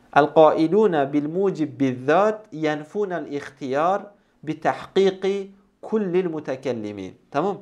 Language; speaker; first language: Arabic; non-native, fluent; Turkish